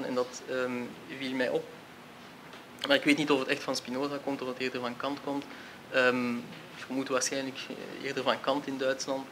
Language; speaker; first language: Dutch; native; Dutch